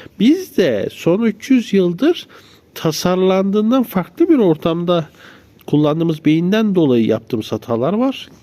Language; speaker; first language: Turkish; native; Turkish